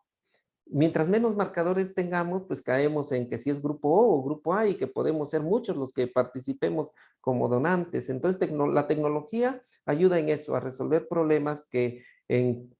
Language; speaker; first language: Spanish; native; Spanish